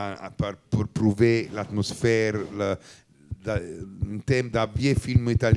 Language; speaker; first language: French; non-native, learner; Italian